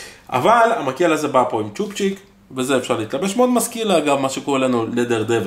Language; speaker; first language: Hebrew; native; Hebrew